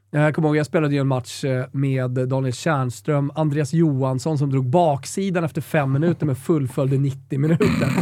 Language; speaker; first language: Swedish; native; Swedish